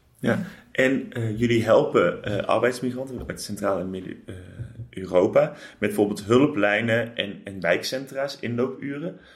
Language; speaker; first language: Dutch; native; Dutch